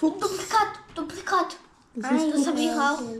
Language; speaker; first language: German; early bilingual, heritage; Bosnian